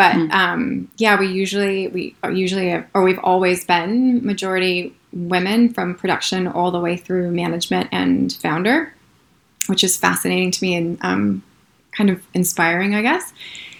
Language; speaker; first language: English; native; English